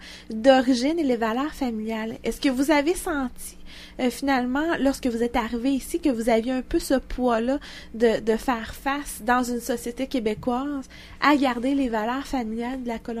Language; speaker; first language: French; native; French